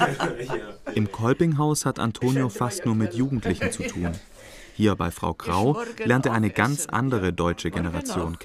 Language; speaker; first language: German; native; German